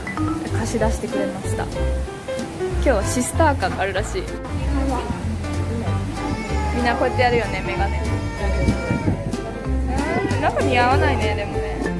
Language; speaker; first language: Japanese; native; Japanese